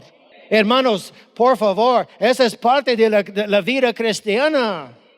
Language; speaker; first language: Spanish; non-native, fluent; English